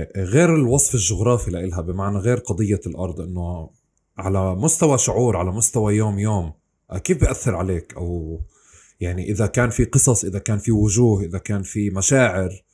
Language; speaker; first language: Arabic; native; Arabic